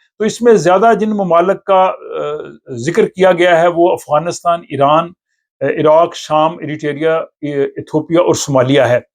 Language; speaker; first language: Urdu; native; Urdu